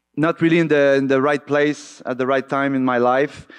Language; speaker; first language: English; native; English